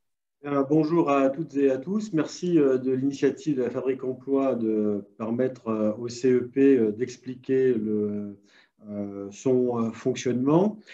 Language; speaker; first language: French; native; French